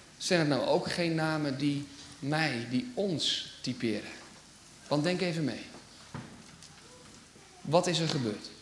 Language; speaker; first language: Dutch; native; Dutch